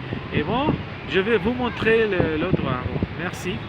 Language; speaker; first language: French; non-native, learner; Spanish